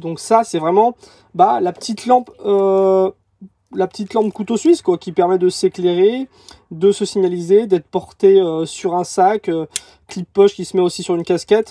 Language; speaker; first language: French; native; French